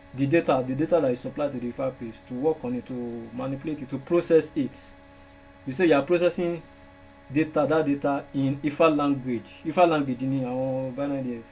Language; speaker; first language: English; non-native, local second language; Yoruba